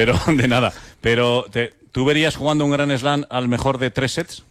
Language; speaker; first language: Spanish; native; Spanish